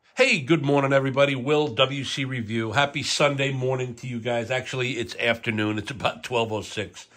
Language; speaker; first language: English; native; English